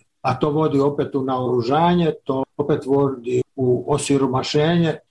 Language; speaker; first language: Serbian; native; Serbian